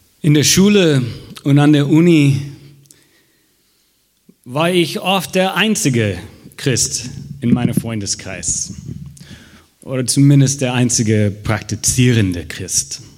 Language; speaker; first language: German; non-native, fluent; English